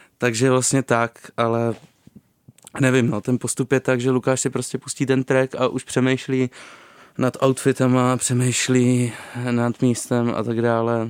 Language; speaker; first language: Czech; native; Czech